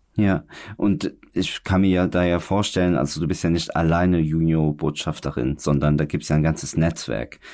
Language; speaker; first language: German; native; German